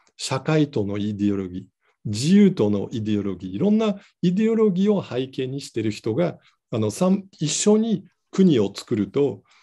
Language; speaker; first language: Japanese; non-native, fluent; Dutch